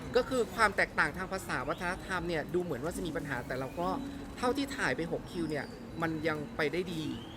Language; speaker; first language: Thai; native; Thai